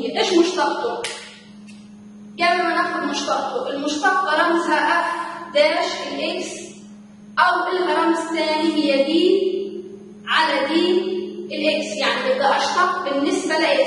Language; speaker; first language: Arabic; native; Arabic